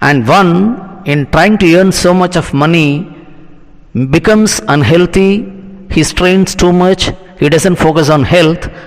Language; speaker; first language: English; non-native, local second language; Tamil